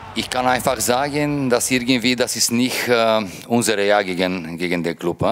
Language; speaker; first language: German; non-native, fluent; Bulgarian